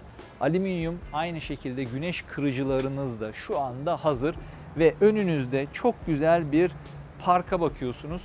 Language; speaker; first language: Turkish; native; Turkish